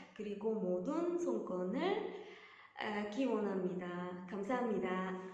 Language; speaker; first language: Korean; non-native, learner; Arabic